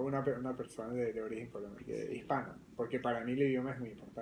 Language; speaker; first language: Spanish; early bilingual, other home language; French